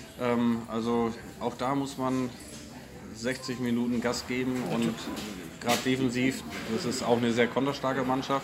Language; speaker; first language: German; native; German